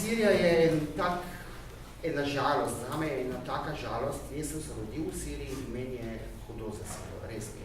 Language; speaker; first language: Slovenian; early bilingual, heritage; Arabic